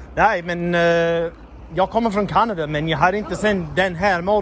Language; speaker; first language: Swedish; non-native, learner; English